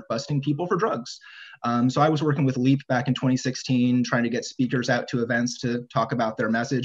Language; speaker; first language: English; native; English